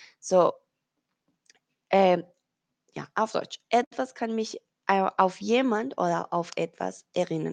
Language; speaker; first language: German; non-native, fluent; Spanish